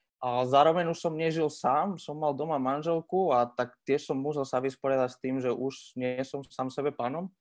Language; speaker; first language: Slovak; non-native, fluent; Spanish